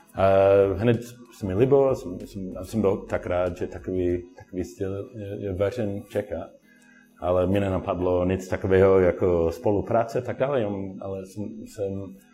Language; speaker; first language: Czech; non-native, learner; English